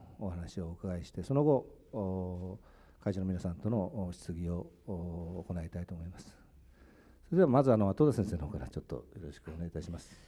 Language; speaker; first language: Japanese; native; Japanese